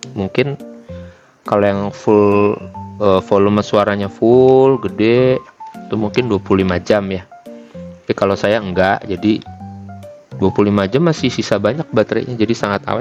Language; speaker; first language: Indonesian; native; Indonesian